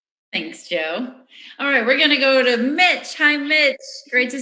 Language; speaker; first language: English; native; English